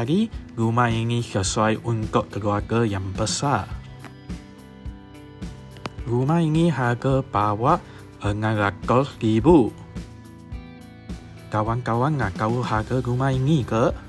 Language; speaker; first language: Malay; non-native, local second language; Chinese